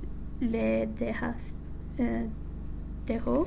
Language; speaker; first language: Spanish; non-native, learner; English